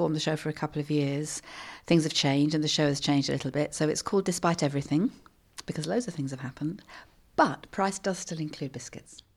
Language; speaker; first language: English; native; English